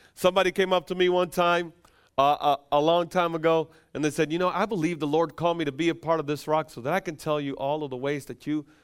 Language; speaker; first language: English; non-native, fluent; Spanish